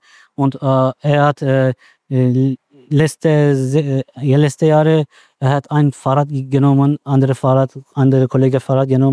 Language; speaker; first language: German; non-native, learner; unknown